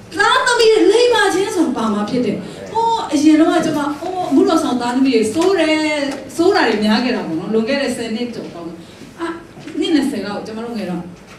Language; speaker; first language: Burmese; non-native, local second language; Kachin